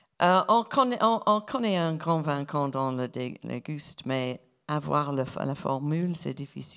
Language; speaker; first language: French; non-native, fluent; English